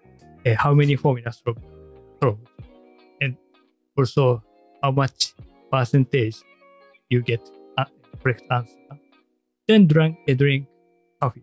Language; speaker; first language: English; non-native, learner; Japanese